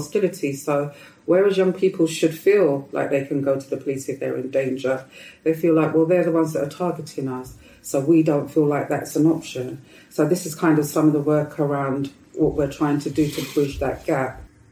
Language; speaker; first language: English; native; English